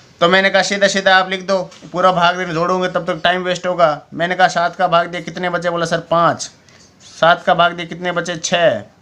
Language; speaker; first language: Hindi; native; Hindi